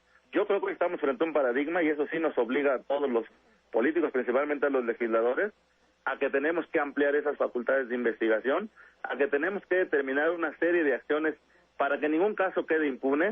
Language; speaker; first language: Spanish; native; Spanish